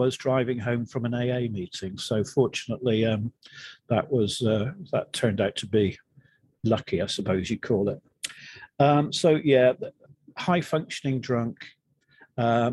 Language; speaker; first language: English; native; English